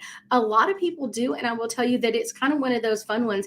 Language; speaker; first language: English; native; English